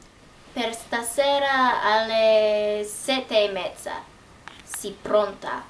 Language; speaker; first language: Italian; non-native, learner; English